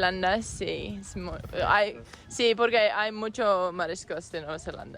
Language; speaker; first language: Spanish; non-native, learner; English